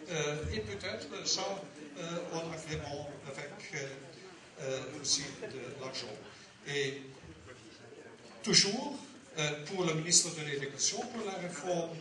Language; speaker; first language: French; non-native, learner; Dutch